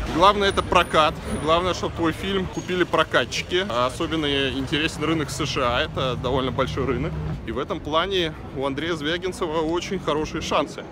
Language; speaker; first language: Russian; native; Russian